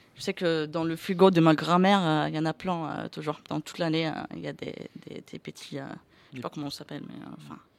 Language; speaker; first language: French; non-native, fluent; Lithuanian